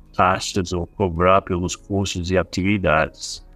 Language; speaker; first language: Portuguese; non-native, fluent; English